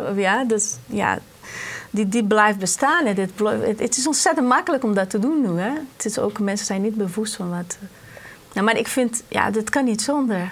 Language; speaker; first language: Dutch; non-native, fluent; Portuguese